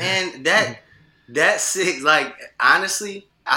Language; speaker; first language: English; native; English